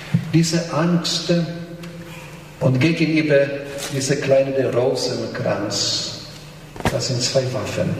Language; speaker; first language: German; non-native, fluent; Polish